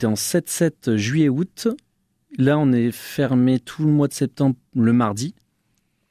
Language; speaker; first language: French; native; French